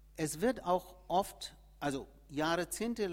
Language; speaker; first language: German; non-native, fluent; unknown